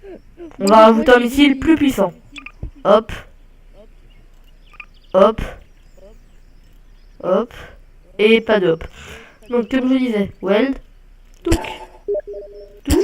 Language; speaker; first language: French; native; French